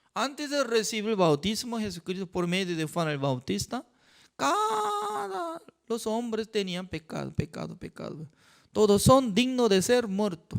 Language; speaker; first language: Spanish; non-native, fluent; Korean